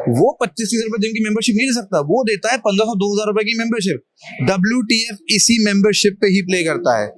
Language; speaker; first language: Hindi; native; Hindi